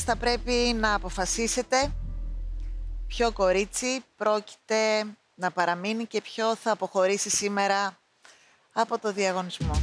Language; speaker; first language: Greek; native; Greek